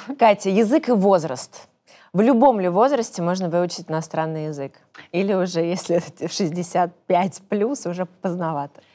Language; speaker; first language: Russian; native; Russian